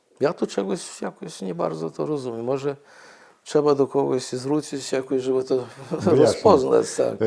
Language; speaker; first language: Polish; non-native, fluent; Ukrainian